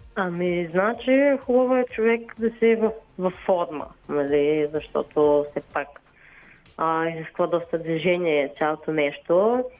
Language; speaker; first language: Bulgarian; native; Bulgarian